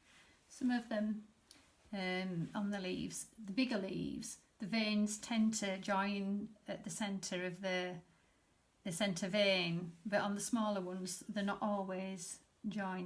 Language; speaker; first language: English; native; English